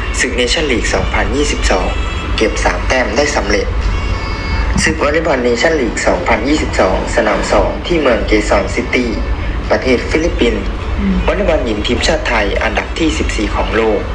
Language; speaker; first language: Thai; native; Thai